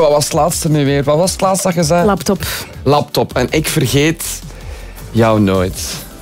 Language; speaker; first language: Dutch; native; Dutch